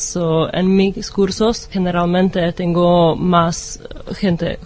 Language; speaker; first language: Spanish; non-native, learner; Czech